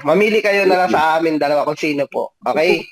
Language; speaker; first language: Filipino; native; Filipino